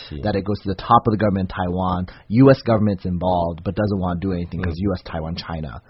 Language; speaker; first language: English; native; English